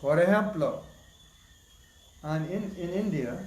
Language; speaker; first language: Spanish; non-native, learner; English